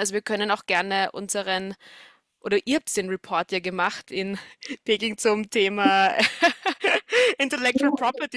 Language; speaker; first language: German; native; German